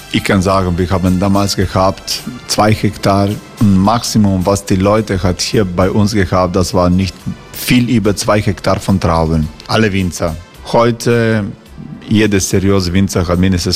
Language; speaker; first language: German; non-native, learner; Croatian